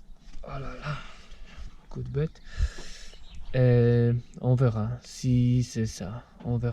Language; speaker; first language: French; non-native, fluent; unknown